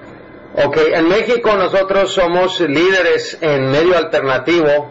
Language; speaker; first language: Spanish; native; Spanish